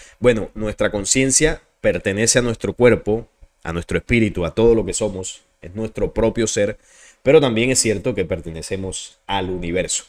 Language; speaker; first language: Spanish; native; Spanish